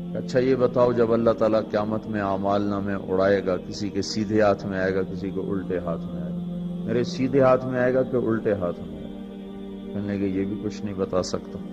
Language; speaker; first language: Urdu; non-native, local second language; Punjabi